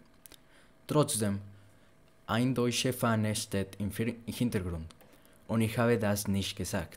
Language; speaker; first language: German; non-native, learner; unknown